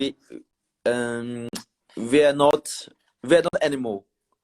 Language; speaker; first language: English; non-native, learner; Chinese